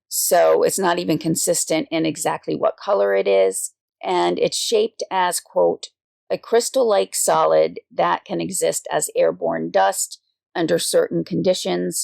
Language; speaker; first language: English; native; English